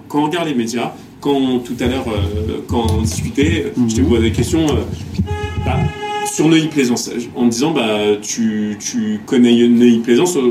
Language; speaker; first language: French; native; French